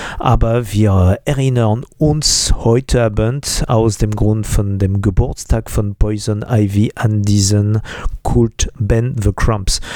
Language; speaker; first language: German; non-native, fluent; French